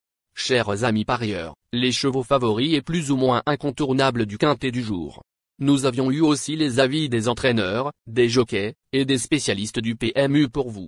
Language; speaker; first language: French; native; French